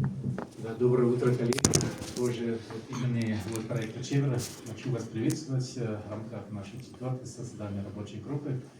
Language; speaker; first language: Russian; non-native, fluent; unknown